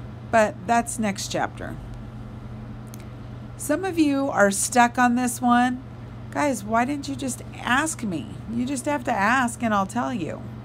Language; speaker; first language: English; native; English